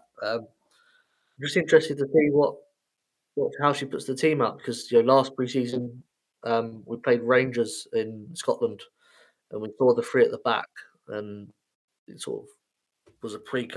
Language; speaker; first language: English; native; English